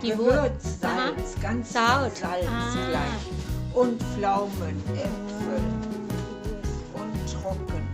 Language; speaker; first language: German; non-native, learner; Thai